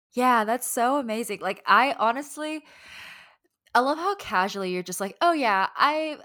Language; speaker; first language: English; early bilingual, other home language; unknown